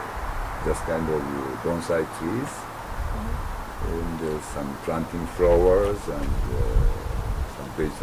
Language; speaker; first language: English; non-native, learner; Japanese